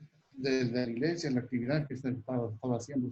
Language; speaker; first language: Spanish; native; Spanish